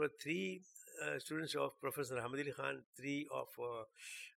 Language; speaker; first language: English; non-native, local second language; Urdu